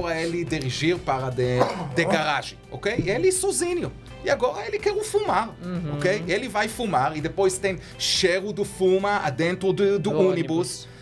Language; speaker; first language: Portuguese; non-native, learner; Hebrew